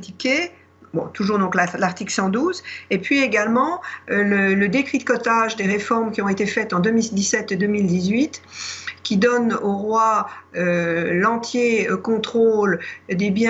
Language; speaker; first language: French; native; French